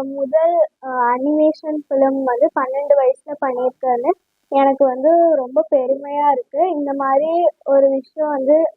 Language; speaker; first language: Tamil; native; Tamil